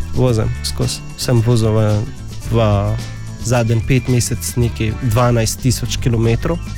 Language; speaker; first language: Slovenian; non-native, learner; Arabic